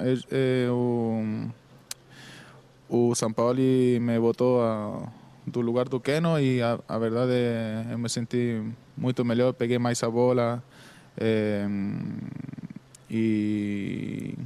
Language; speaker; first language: Portuguese; non-native, fluent; Spanish